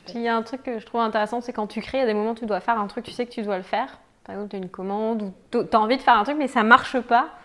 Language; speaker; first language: French; native; French